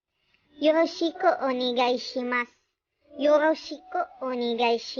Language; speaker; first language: Japanese; non-native, learner; Filipino